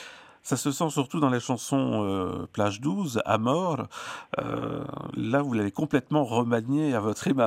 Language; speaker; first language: French; native; French